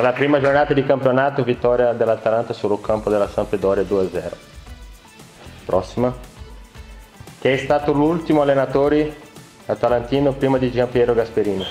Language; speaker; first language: Italian; non-native, fluent; Portuguese